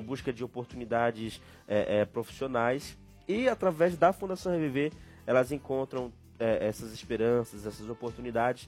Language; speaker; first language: Portuguese; native; Portuguese